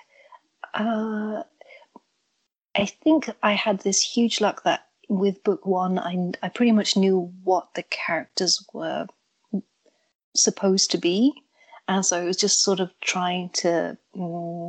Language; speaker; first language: English; native; English